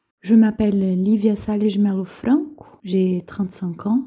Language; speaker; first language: French; non-native, local second language; Portuguese